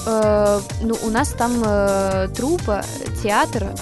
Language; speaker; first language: Russian; non-native, fluent; English